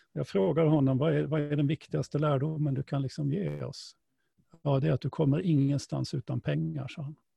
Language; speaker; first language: Swedish; native; Swedish